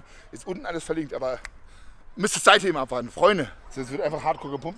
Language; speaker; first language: German; native; German